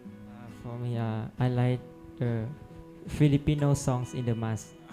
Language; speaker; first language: English; non-native, learner; Thai